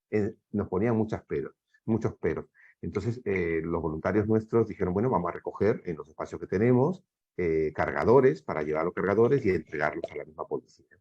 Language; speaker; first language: Spanish; native; Spanish